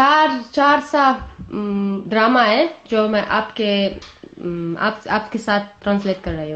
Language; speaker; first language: Hindi; non-native, learner; Russian